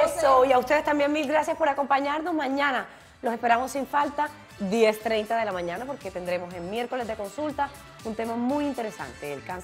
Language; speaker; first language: Spanish; native; Spanish